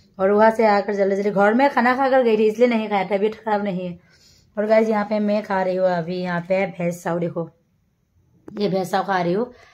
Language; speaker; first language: Hindi; non-native, local second language; Assamese